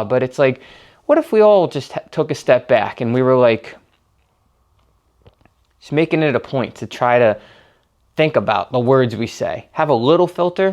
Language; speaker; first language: English; native; English